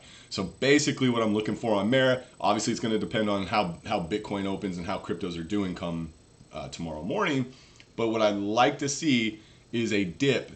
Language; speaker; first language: English; native; English